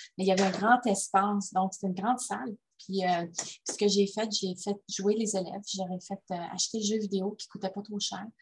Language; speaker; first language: French; native; French